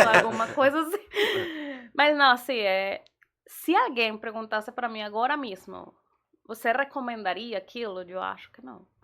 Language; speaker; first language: Portuguese; non-native, fluent; Spanish